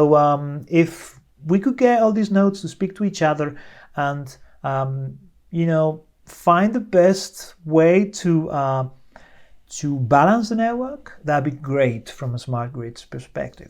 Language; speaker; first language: English; non-native, fluent; Spanish